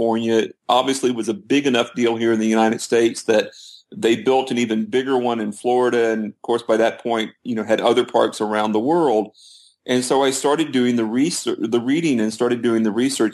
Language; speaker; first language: English; native; English